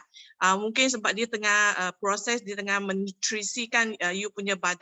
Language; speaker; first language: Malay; non-native, local second language; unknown